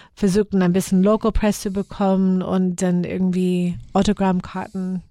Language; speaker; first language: German; non-native, fluent; English